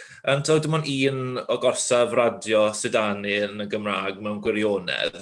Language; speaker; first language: Welsh; native; Welsh